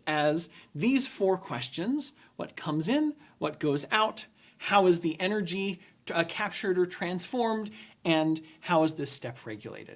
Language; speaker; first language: English; native; English